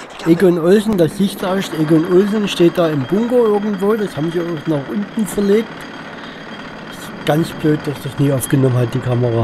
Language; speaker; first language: German; native; German